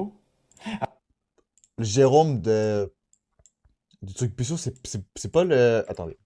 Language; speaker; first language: French; native; French